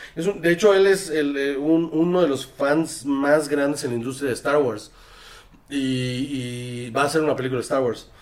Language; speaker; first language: Spanish; native; Spanish